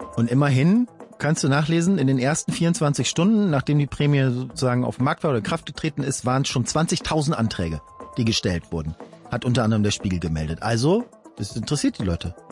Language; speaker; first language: German; native; German